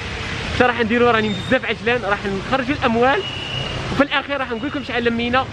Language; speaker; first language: Arabic; native; Arabic